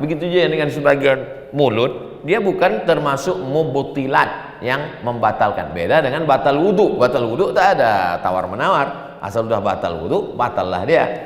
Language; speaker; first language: Indonesian; native; Indonesian